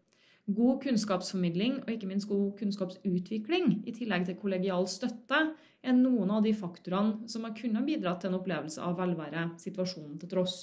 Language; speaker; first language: Norwegian; native; Norwegian